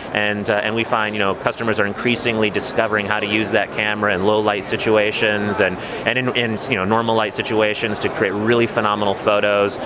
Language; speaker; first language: English; native; English